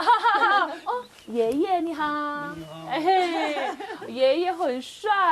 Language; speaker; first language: Chinese; non-native, learner; Korean